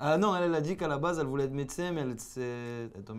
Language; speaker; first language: French; native; French